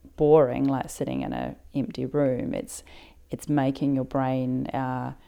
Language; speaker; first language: English; native; English